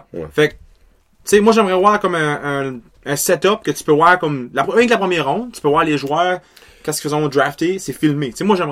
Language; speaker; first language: French; native; French